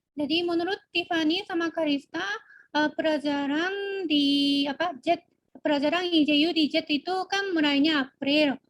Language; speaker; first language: Indonesian; non-native, fluent; Japanese